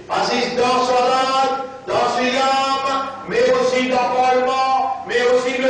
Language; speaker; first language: French; non-native, local second language; Morisyen